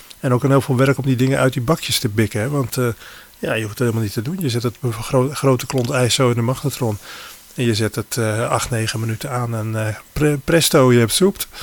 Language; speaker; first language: Dutch; native; Dutch